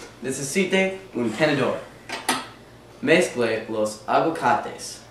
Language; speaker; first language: Spanish; non-native, learner; English